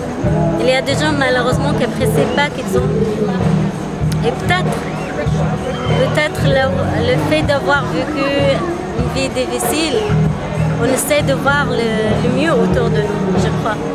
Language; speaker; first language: French; non-native, fluent; Arabic